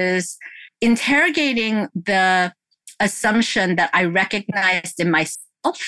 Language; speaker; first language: English; early bilingual, other home language; Korean